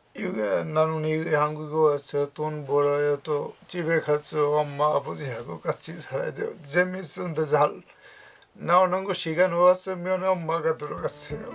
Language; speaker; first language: Korean; non-native, learner; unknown